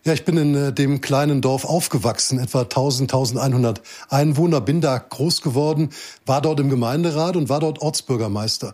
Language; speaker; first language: German; native; German